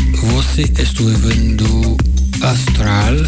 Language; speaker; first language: Portuguese; non-native, learner; English